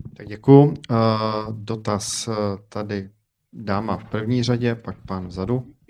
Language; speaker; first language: Czech; native; Czech